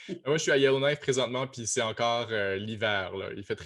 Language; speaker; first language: French; native; French